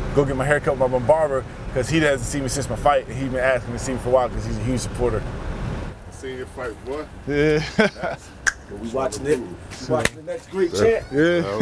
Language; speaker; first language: English; native; English